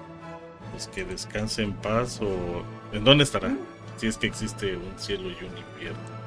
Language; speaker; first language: Spanish; native; Spanish